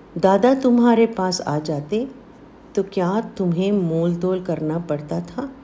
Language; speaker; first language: Hindi; non-native, local second language; Tamil